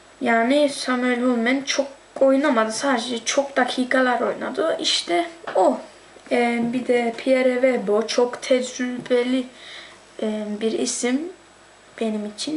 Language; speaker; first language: Turkish; early bilingual, heritage; Turkish